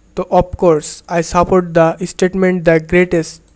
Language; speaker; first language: English; non-native, local second language; Bangla